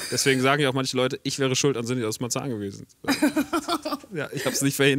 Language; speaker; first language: German; native; German